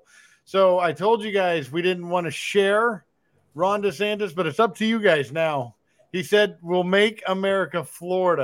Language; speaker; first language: English; native; English